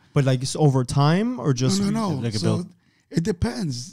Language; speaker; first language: English; native; English